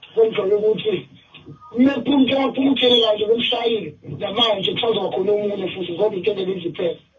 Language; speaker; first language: Zulu; native; Zulu